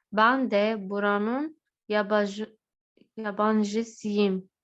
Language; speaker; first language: Turkish; non-native, learner; Arabic